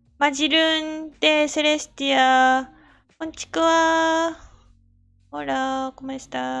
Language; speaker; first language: Spanish; non-native, learner; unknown